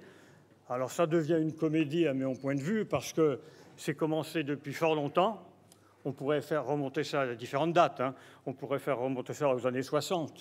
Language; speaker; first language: French; native; French